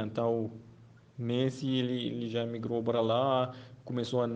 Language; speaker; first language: Portuguese; non-native, fluent; Arabic